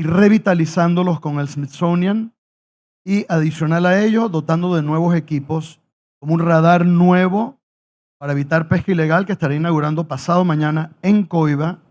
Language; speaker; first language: Spanish; native; Spanish